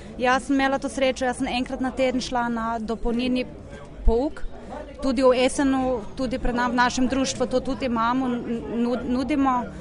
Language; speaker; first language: Slovenian; early bilingual, heritage; Slovenian